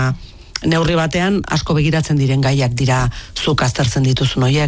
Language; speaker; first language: Basque; native; Basque